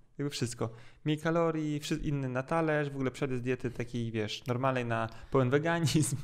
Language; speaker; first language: Polish; native; Polish